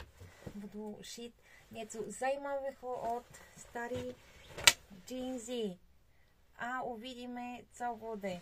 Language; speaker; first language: Czech; non-native, learner; Bulgarian